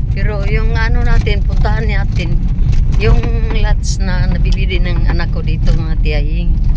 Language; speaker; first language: Filipino; non-native, local second language; Cebuano